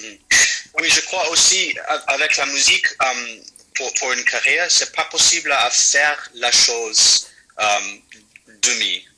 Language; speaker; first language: French; non-native, fluent; English